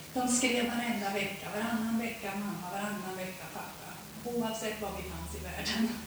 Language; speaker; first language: Swedish; early bilingual, heritage; Swedish